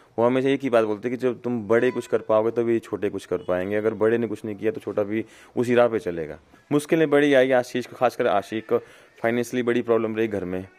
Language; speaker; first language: Hindi; native; Hindi